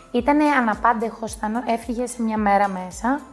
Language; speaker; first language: Greek; early bilingual, heritage; Greek